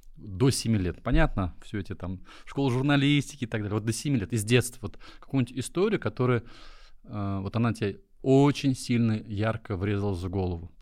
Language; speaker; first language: Russian; native; Russian